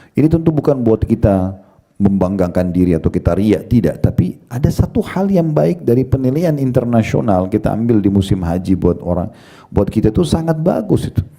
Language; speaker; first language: Indonesian; native; Indonesian